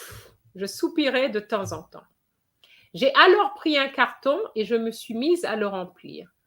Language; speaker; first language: French; non-native, fluent; English